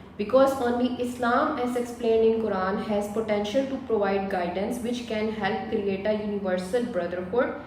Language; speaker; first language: English; non-native, local second language; Urdu